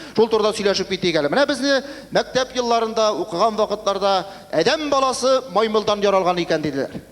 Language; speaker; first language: Tatar; native; Tatar